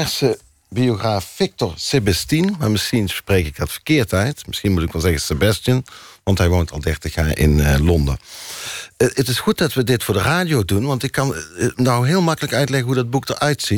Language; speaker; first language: Dutch; native; Dutch